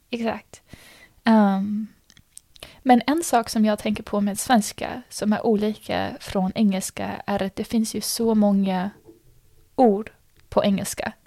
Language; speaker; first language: Swedish; non-native, fluent; English